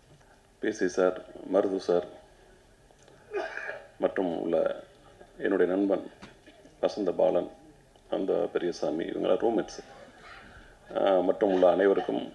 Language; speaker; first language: Tamil; native; Tamil